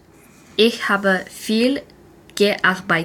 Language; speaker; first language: German; non-native, learner; English